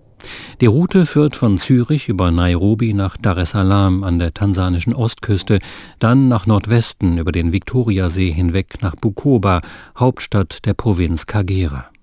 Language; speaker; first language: German; native; German